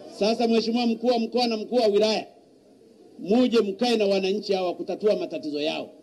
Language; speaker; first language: Swahili; native; Swahili